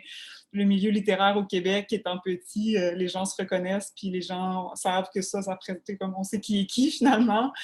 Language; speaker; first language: French; native; French